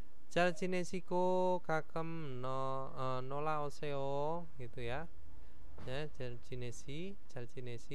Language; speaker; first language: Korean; non-native, fluent; Indonesian